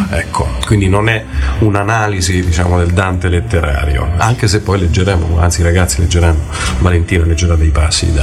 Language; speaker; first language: Italian; native; Italian